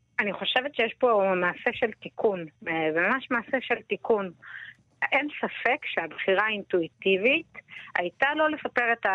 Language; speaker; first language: Hebrew; native; Hebrew